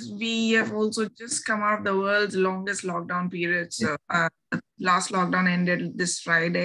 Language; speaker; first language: English; non-native, local second language; Bangla